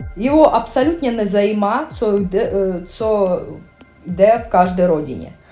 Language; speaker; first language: Czech; non-native, learner; Russian